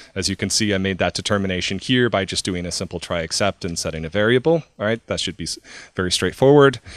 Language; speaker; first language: English; native; English